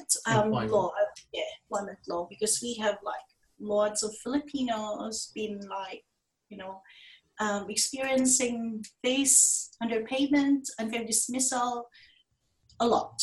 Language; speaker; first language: English; non-native, local second language; Filipino